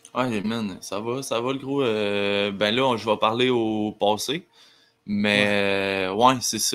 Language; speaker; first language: French; native; French